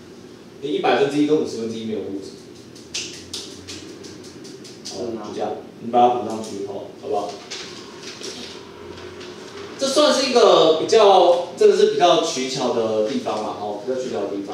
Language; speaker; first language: Chinese; native; Chinese